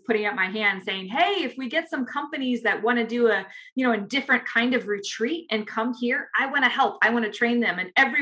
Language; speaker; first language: English; native; English